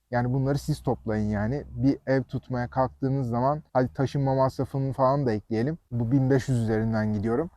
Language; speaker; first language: Turkish; native; Turkish